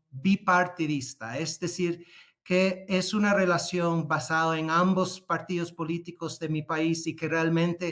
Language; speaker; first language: Spanish; non-native, fluent; English